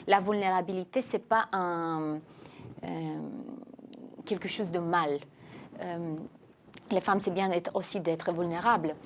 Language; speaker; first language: French; non-native, fluent; Romanian